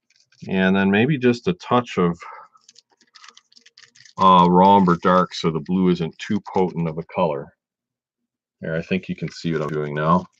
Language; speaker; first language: English; native; English